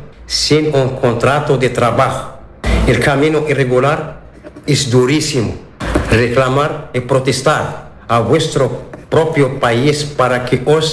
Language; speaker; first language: Spanish; non-native, learner; Arabic